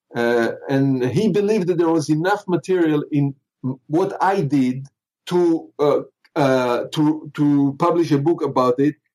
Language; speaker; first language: English; non-native, fluent; Hebrew